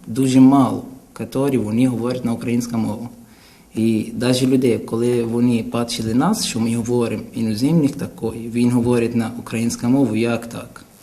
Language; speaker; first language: Ukrainian; non-native, learner; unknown